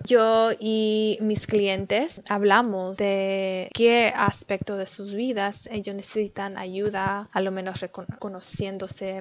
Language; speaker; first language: Spanish; early bilingual, heritage; Spanish